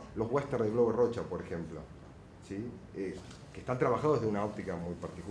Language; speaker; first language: Spanish; native; Spanish